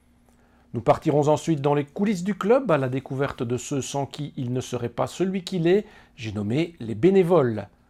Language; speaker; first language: French; native; French